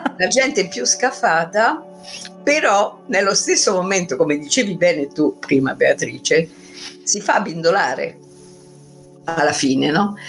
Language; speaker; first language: Italian; non-native, fluent; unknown